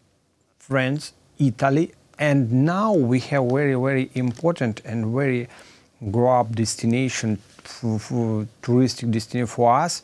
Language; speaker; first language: English; non-native, learner; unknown